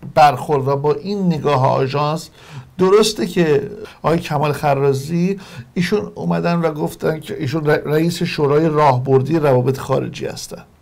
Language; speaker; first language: Persian; native; Persian